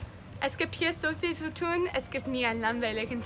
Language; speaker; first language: German; non-native, fluent; English